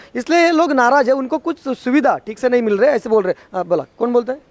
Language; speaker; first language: Hindi; non-native, local second language; Marathi